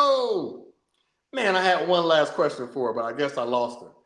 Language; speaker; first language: English; native; English